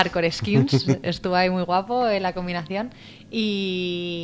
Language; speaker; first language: Spanish; native; Spanish